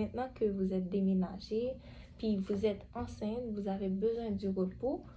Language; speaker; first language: French; native; French